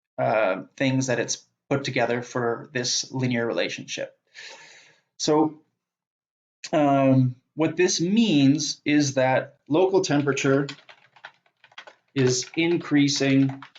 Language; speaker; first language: English; native; English